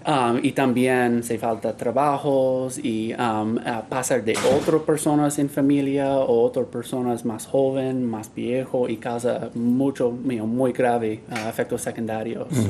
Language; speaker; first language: Spanish; non-native, learner; English